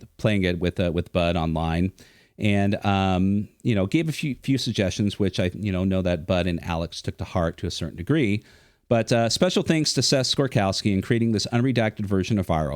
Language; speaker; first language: English; native; English